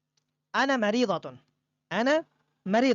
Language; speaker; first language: Arabic; non-native, fluent; Persian